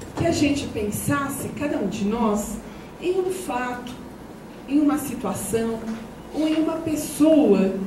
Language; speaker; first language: Portuguese; native; Portuguese